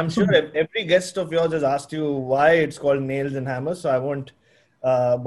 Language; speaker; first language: English; non-native, local second language; Tamil